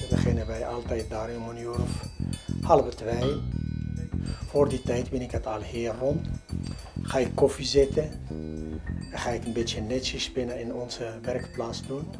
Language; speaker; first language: Dutch; non-native, learner; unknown